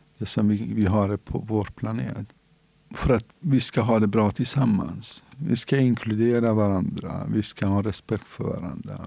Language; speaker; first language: Swedish; non-native, fluent; Central Kurdish